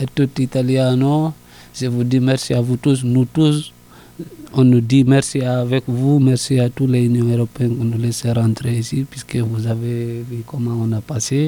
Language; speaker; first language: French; non-native, local second language; Susu